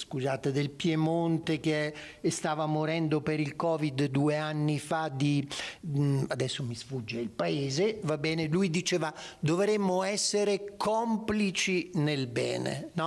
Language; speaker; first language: Italian; native; Italian